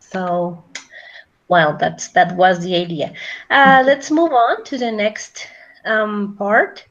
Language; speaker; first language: English; non-native, fluent; Spanish